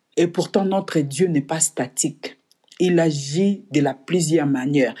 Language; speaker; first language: French; non-native, local second language; Lingala